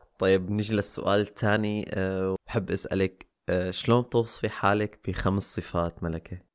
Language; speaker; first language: Arabic; native; Arabic